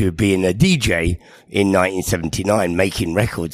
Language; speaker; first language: English; native; English